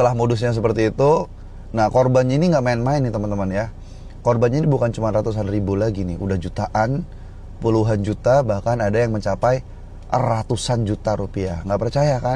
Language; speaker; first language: Indonesian; native; Indonesian